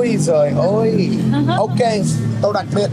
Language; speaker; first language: Vietnamese; non-native, learner; English